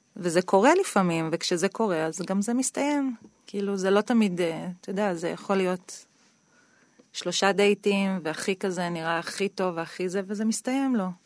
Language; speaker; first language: Hebrew; native; Hebrew